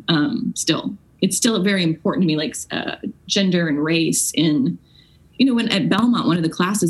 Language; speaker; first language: English; native; English